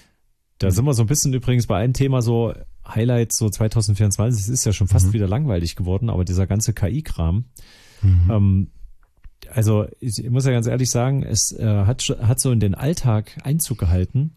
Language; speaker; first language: German; native; German